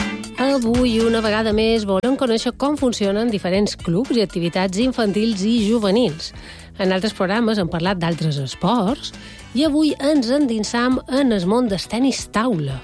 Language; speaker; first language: Catalan; native; Catalan